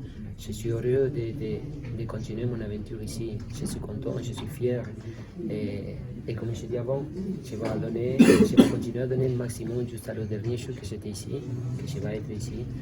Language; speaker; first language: French; non-native, learner; Spanish